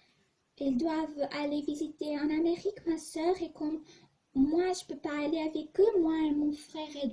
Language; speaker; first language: French; non-native, fluent; Portuguese